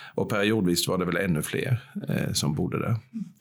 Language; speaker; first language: Swedish; native; Swedish